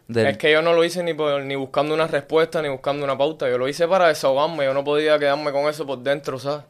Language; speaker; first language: Spanish; native; Spanish